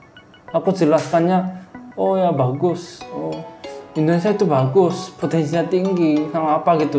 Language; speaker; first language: Indonesian; non-native, fluent; Korean